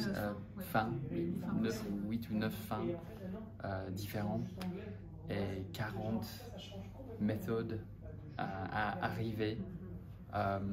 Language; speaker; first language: French; non-native, fluent; English